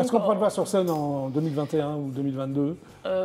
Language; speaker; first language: French; native; French